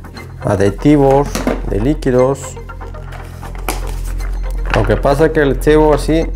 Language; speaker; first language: Spanish; non-native, fluent; Bulgarian